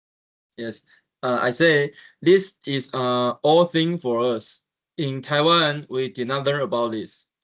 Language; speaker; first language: English; non-native, learner; Chinese